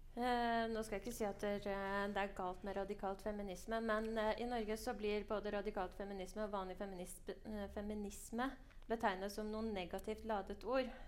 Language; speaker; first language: Norwegian; early bilingual, other home language; Persian